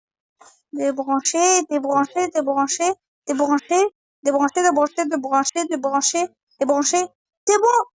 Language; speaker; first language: French; native; French